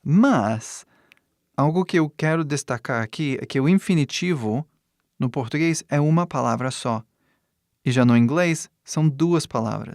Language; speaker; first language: Portuguese; non-native, fluent; English